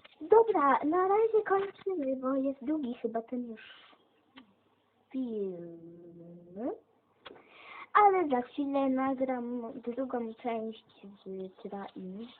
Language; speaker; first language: Polish; native; Polish